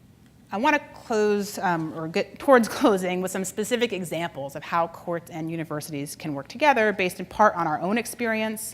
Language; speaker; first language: English; native; English